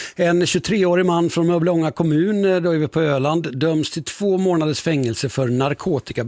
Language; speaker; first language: Swedish; native; Swedish